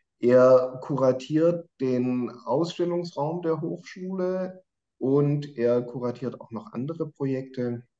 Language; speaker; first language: German; native; German